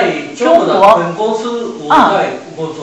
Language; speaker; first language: Chinese; non-native, learner; Japanese